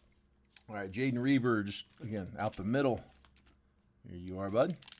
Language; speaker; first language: English; native; English